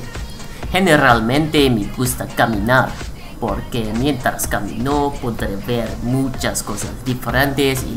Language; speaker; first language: Spanish; non-native, learner; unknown